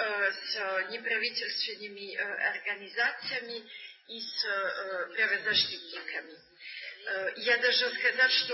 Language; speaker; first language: Russian; non-native, learner; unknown